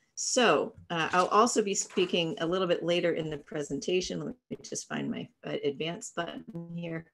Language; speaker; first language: English; native; English